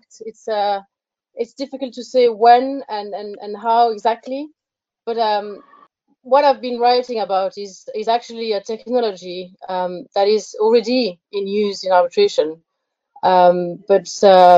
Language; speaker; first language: English; non-native, fluent; French